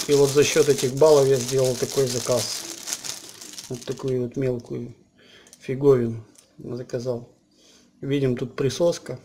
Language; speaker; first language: Russian; native; Russian